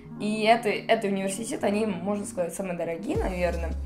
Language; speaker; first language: Russian; non-native, learner; Portuguese